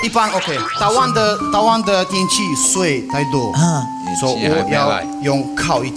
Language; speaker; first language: Chinese; non-native, learner; Russian